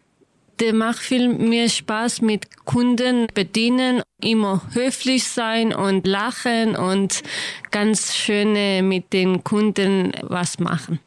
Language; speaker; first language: German; non-native, learner; Kurdish